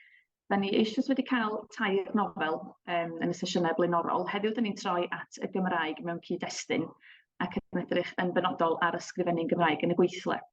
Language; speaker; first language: Welsh; native; Welsh